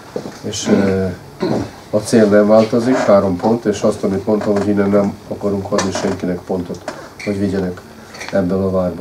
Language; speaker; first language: Hungarian; non-native, fluent; Serbian